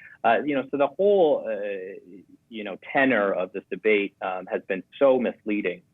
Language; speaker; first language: English; native; English